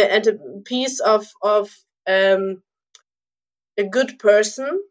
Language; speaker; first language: English; early bilingual, other home language; Russian